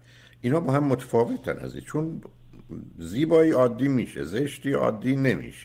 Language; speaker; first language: Persian; native; Persian